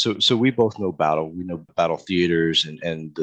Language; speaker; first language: English; native; English